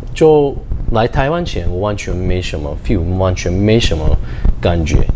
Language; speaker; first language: Chinese; non-native, fluent; Turkish